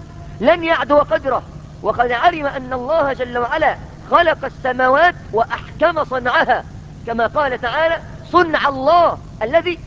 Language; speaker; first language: Arabic; native; Arabic